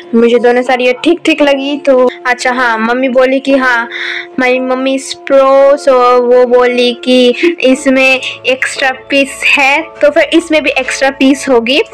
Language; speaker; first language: Hindi; non-native, local second language; Bangla